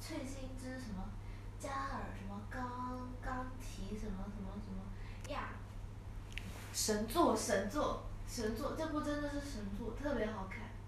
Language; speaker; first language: Chinese; native; Chinese